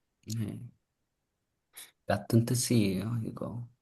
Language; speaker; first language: Korean; non-native, learner; Vietnamese